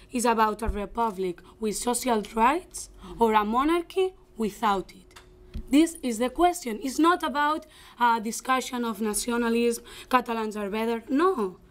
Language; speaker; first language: English; non-native, fluent; Spanish